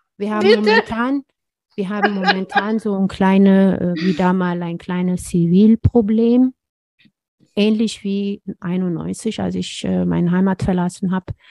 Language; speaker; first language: German; non-native, fluent; Amharic